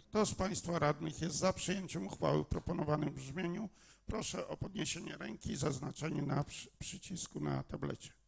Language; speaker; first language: Polish; native; Polish